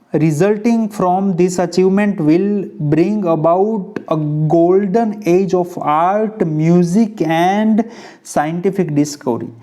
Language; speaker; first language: English; non-native, local second language; Gujarati